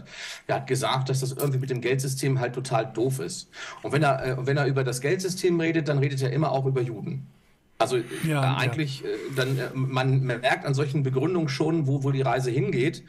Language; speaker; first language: German; native; German